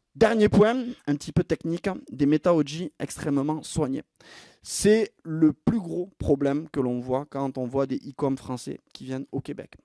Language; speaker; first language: French; native; French